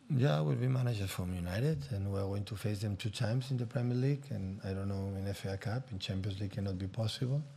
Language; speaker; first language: English; non-native, fluent; Catalan